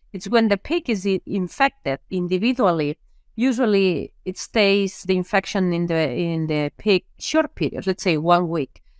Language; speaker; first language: English; non-native, fluent; Spanish